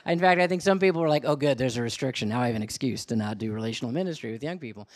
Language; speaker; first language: English; native; English